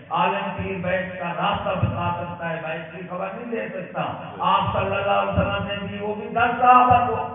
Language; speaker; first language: Urdu; non-native, local second language; Punjabi